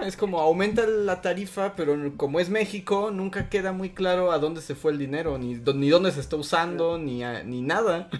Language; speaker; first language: Spanish; native; Spanish